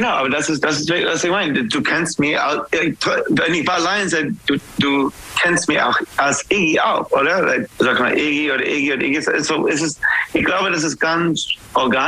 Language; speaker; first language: German; non-native, learner; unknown